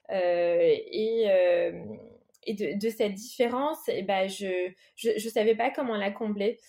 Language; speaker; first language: French; early bilingual, other home language; Portuguese